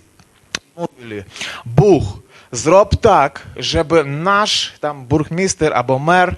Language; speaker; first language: Polish; non-native, learner; Ukrainian